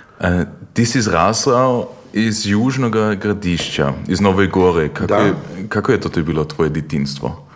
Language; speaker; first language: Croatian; early bilingual, heritage; Croatian